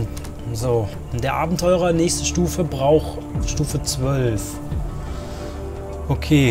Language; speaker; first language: German; native; German